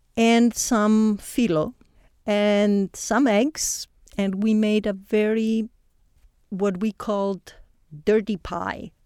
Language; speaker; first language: English; non-native, fluent; Greek